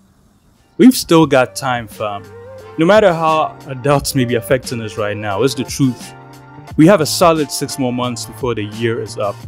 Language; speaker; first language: English; native; English